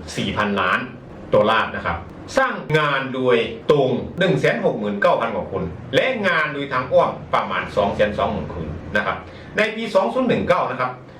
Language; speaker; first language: Thai; non-native, fluent; Chinese